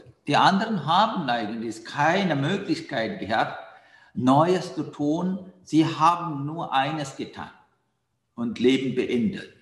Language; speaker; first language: German; non-native, learner; Sinhala